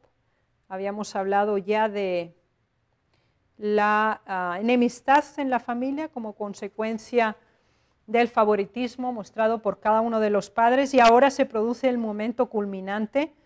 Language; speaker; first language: Spanish; native; Spanish